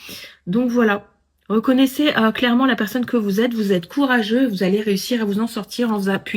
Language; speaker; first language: French; native; French